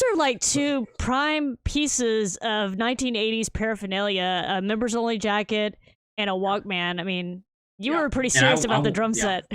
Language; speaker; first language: English; native; English